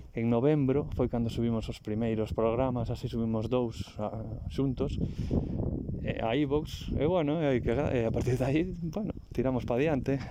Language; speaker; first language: Galician; native; Galician